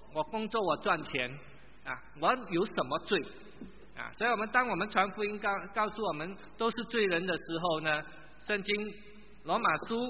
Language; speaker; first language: Chinese; non-native, local second language; Min Nan Chinese